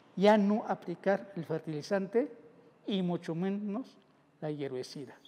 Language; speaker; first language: Spanish; non-native, local second language; Zapotec